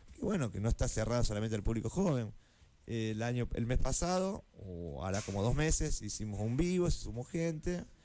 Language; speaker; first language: Spanish; native; Spanish